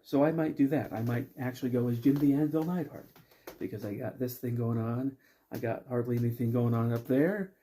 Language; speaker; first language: English; native; English